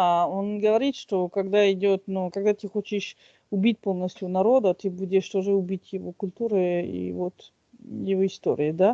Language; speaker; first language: Russian; non-native, fluent; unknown